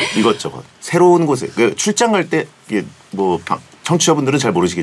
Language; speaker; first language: Korean; native; Korean